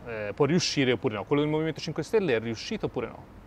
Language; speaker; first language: Italian; native; Italian